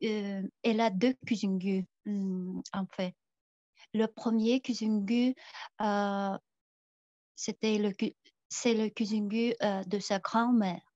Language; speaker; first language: French; non-native, fluent; Tuvinian